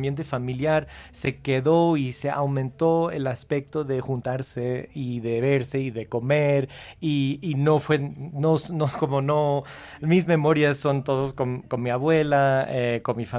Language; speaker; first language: Spanish; non-native, fluent; English